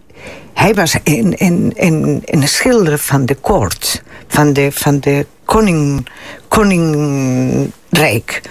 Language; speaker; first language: Dutch; non-native, fluent; Spanish